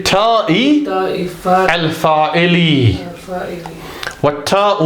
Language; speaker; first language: Arabic; non-native, fluent; English